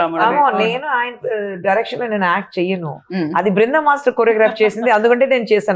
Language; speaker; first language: Telugu; non-native, fluent; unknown